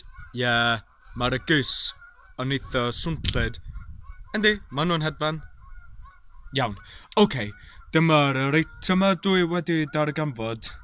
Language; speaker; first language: Welsh; non-native, learner; English